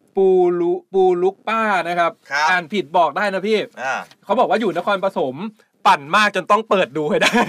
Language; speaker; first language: Thai; native; Thai